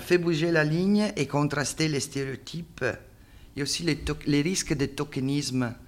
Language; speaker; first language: French; non-native, learner; Italian